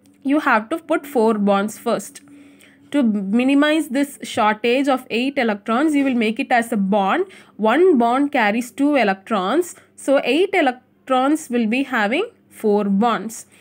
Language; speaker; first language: English; non-native, local second language; Tamil